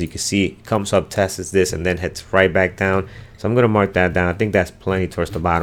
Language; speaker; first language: English; native; English